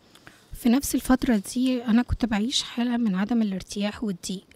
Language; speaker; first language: Arabic; native; Arabic